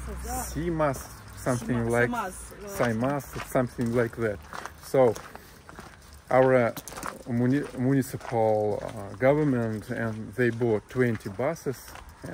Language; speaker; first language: English; non-native, learner; Russian